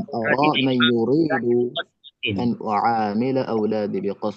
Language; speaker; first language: Arabic; non-native, learner; Bangla